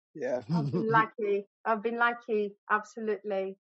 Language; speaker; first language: English; non-native, fluent; Greek